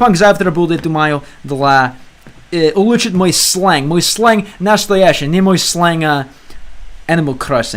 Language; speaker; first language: Russian; non-native, learner; English